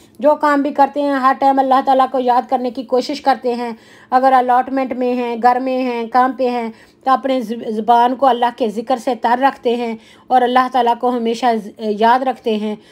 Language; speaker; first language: Urdu; non-native, local second language; Punjabi